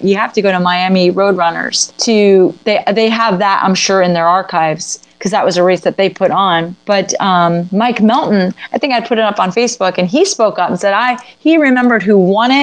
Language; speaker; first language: English; native; English